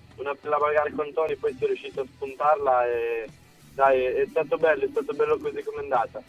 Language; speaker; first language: Italian; native; Italian